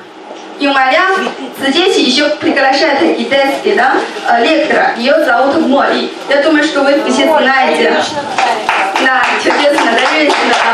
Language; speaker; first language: Russian; non-native, learner; Chinese